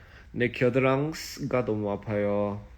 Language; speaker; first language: Korean; early bilingual, heritage; English